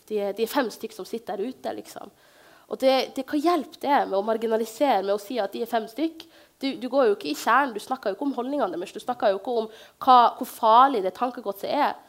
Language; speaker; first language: Norwegian; early bilingual, other home language; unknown